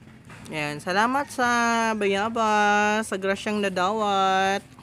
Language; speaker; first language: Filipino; non-native, local second language; Cebuano